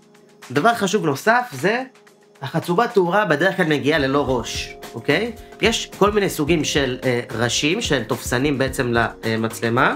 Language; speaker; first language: Hebrew; native; Hebrew